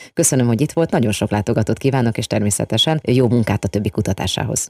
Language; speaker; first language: Hungarian; native; Hungarian